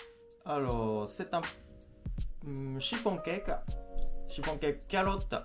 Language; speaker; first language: French; non-native, learner; Japanese